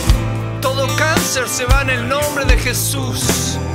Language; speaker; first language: Spanish; native; Spanish